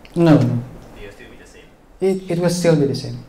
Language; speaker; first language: English; non-native, fluent; Indonesian